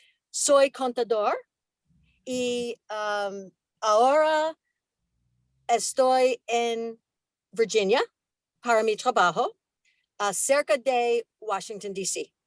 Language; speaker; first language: Spanish; non-native, learner; English